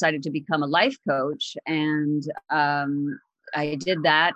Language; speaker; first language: English; native; English